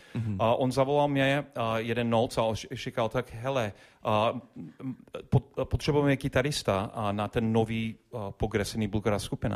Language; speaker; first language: Czech; non-native, learner; English